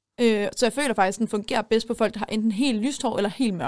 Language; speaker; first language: Danish; native; Danish